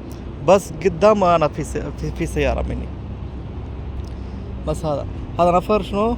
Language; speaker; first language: Arabic; non-native, learner; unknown